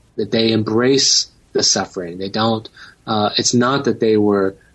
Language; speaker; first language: English; native; English